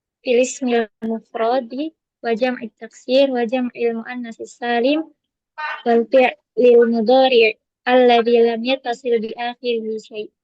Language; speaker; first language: Arabic; non-native, learner; Indonesian